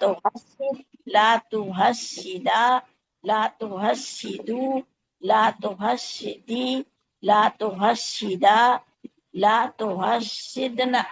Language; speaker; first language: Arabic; non-native, learner; Urdu